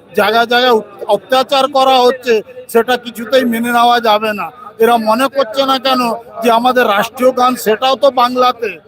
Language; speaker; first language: Bangla; non-native, local second language; Punjabi